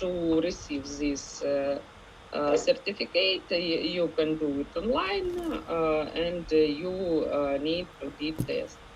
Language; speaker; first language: English; non-native, fluent; Ukrainian